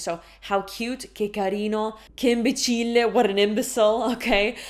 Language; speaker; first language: Italian; non-native, fluent; English